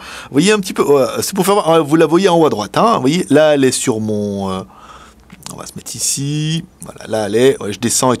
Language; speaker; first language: French; native; French